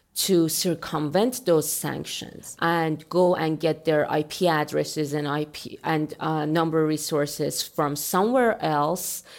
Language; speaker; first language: English; non-native, fluent; Persian